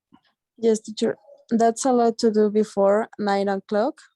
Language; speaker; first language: English; non-native, learner; Spanish